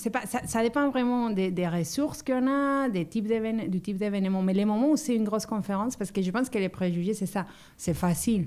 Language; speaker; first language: French; non-native, fluent; Spanish